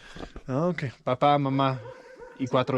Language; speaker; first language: Spanish; non-native, learner; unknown